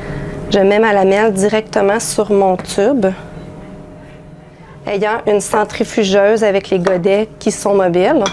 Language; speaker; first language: French; native; French